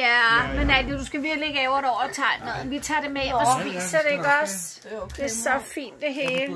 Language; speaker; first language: Danish; native; Danish